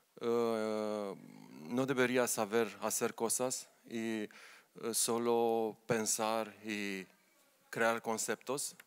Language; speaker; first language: Spanish; non-native, learner; Romanian